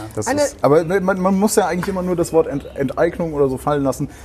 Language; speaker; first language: German; native; German